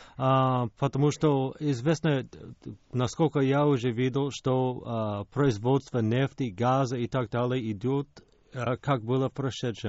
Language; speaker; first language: Russian; non-native, fluent; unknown